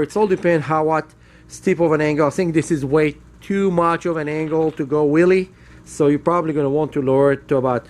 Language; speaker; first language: English; non-native, fluent; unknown